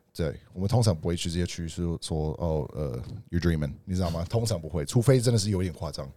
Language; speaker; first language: Chinese; non-native, fluent; English